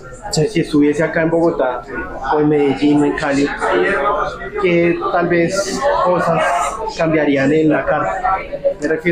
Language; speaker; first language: Spanish; native; Spanish